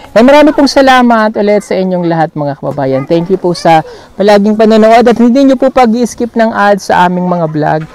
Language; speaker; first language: Filipino; non-native, local second language; Cebuano